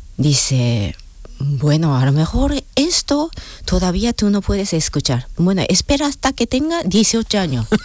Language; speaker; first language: Spanish; non-native, fluent; Japanese